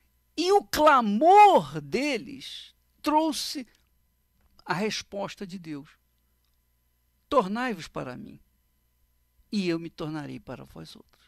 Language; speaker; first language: Portuguese; native; Portuguese